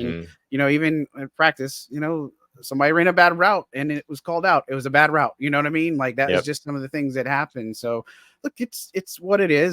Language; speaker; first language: English; native; English